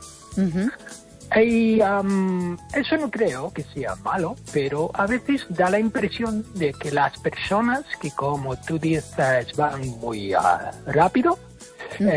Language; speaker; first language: Spanish; non-native, fluent; English